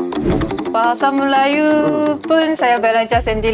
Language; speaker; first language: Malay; non-native, learner; Japanese